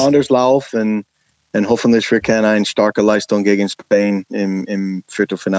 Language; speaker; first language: German; non-native, learner; English